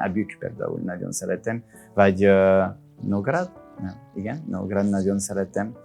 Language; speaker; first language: Hungarian; non-native, learner; French